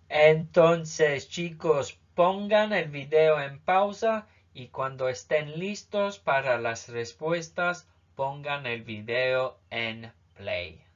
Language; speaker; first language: Spanish; non-native, fluent; English